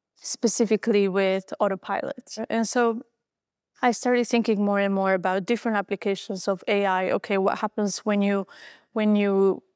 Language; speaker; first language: English; non-native, fluent; Albanian